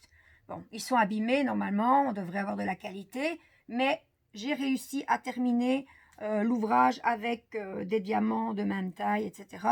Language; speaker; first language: French; native; French